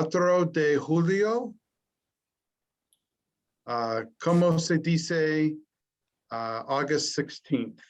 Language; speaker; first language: Spanish; non-native, learner; English